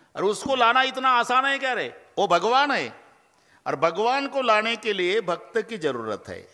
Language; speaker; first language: Hindi; non-native, local second language; Marathi